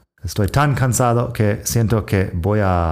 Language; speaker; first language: Spanish; non-native, fluent; English